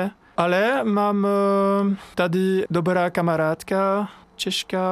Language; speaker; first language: Czech; non-native, learner; French